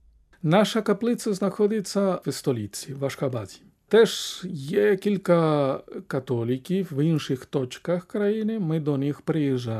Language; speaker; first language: Ukrainian; non-native, fluent; Spanish